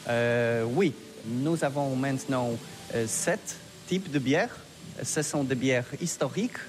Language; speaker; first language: French; non-native, learner; Polish